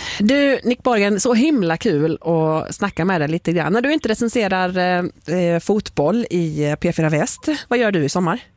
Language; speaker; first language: Swedish; native; Swedish